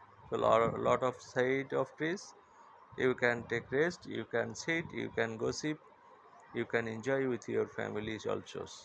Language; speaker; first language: English; non-native, local second language; Bangla